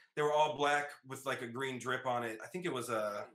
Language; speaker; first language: English; native; English